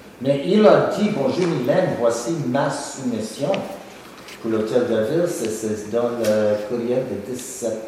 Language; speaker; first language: French; non-native, local second language; English